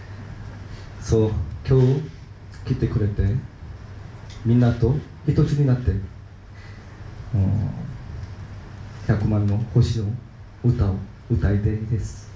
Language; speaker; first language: Japanese; non-native, learner; Korean